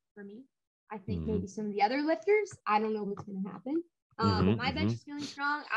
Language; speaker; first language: English; native; English